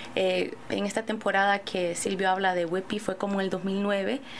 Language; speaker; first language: Spanish; early bilingual, other home language; English